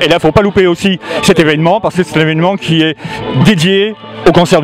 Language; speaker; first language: French; native; French